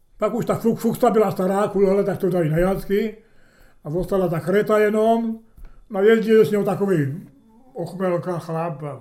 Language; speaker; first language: Czech; early bilingual, heritage; Czech